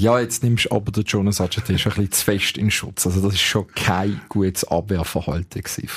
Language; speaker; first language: German; native; German